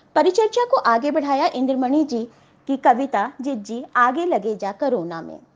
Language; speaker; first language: Hindi; native; Hindi